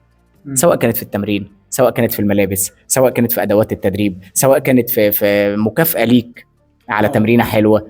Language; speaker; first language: Arabic; native; Arabic